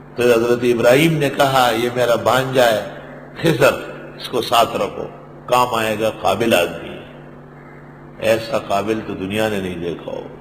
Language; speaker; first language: Urdu; non-native, local second language; Pashto